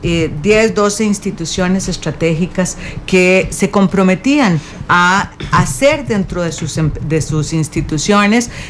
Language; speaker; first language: Spanish; native; Spanish